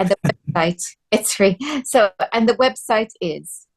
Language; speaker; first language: English; native; English